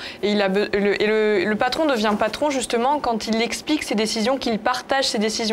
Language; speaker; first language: French; native; French